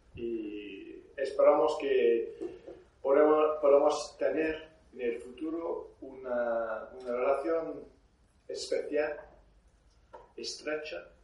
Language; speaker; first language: Spanish; non-native, fluent; English